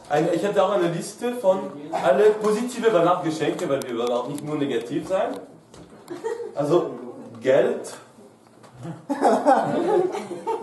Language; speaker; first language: German; non-native, fluent; French